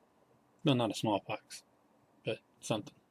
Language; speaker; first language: English; native; English